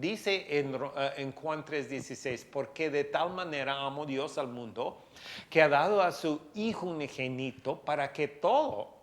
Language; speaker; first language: Spanish; non-native, fluent; English